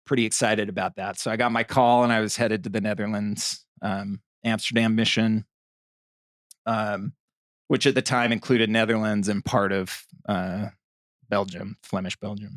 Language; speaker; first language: English; native; English